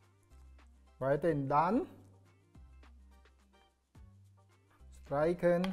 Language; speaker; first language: German; non-native, learner; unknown